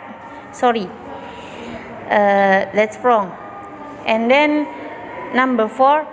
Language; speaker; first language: English; non-native, learner; Indonesian